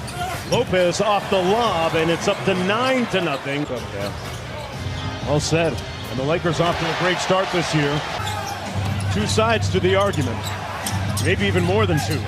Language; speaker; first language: English; native; English